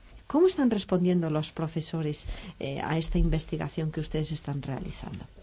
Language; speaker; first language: Spanish; native; Spanish